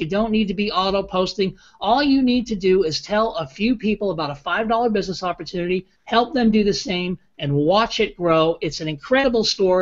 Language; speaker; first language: English; native; English